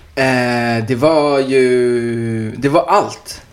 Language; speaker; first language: Swedish; native; Swedish